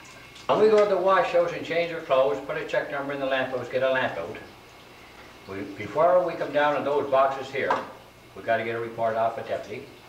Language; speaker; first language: English; native; English